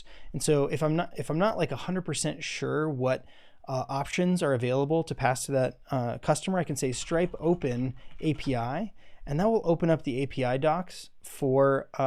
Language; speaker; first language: English; native; English